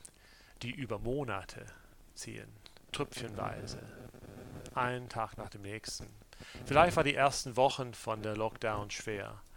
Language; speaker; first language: German; non-native, fluent; English